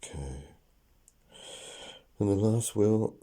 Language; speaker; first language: English; native; English